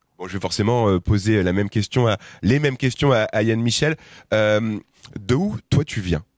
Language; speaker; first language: French; native; French